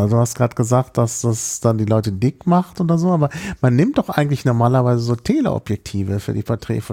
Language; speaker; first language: German; native; German